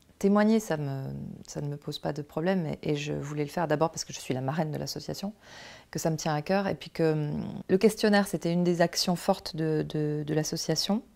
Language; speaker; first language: French; native; French